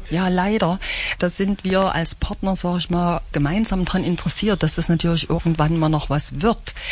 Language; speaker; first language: German; native; German